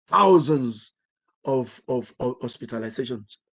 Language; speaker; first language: English; non-native, local second language; Yoruba